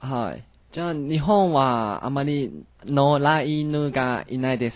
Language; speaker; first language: Japanese; non-native, learner; Chinese